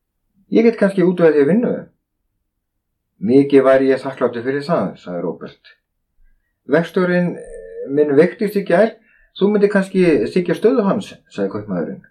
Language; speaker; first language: Icelandic; native; Icelandic